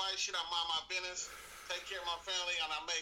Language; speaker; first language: English; native; English